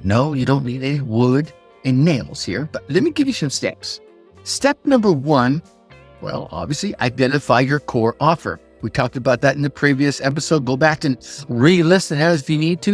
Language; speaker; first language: English; native; English